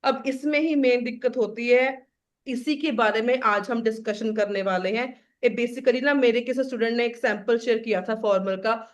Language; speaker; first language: Hindi; non-native, local second language; Punjabi